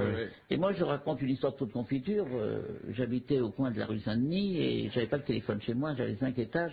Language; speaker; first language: French; native; French